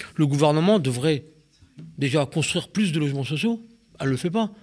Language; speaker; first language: French; native; French